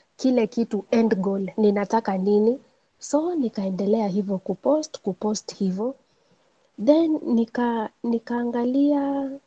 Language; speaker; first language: Swahili; non-native, local second language; Gusii